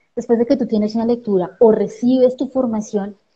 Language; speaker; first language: Spanish; native; Spanish